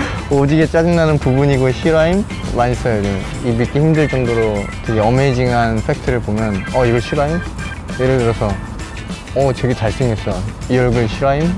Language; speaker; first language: Korean; native; Korean